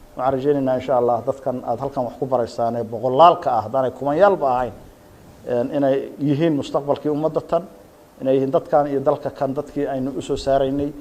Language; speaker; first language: Somali; native; Somali